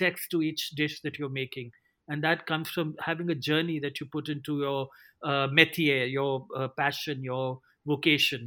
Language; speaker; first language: English; non-native, local second language; Hindi